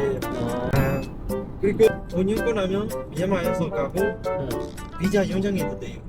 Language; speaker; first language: Korean; non-native, learner; Burmese